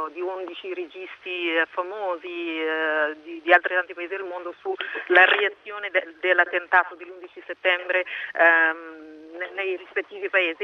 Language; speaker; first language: Italian; non-native, fluent; Portuguese